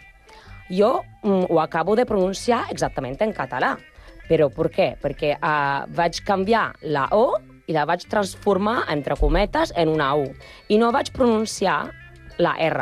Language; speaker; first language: Catalan; non-native, learner; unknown